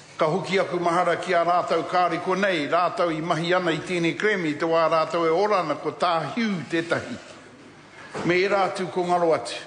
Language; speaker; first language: Māori; non-native, local second language; English